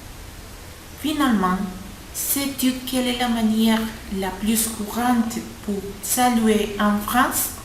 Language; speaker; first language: French; non-native, learner; Spanish